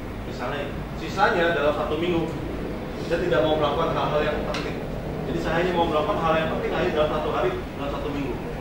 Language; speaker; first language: Indonesian; native; Indonesian